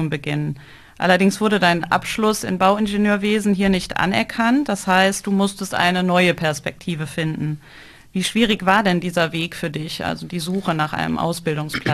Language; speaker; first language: German; native; German